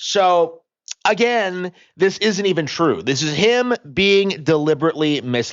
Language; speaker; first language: English; native; English